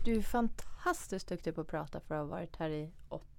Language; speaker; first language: Swedish; early bilingual, other home language; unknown